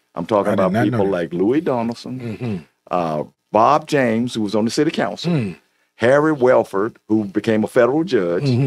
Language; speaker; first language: English; native; English